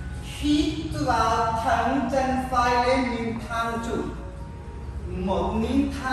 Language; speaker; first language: Vietnamese; non-native, learner; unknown